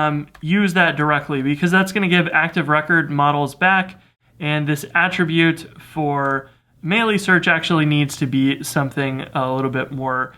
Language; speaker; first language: English; native; English